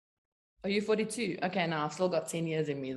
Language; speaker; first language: English; native; English